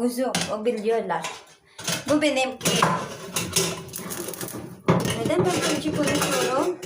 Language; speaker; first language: Turkish; non-native, learner; Filipino